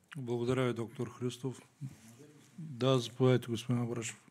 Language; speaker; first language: Bulgarian; native; Bulgarian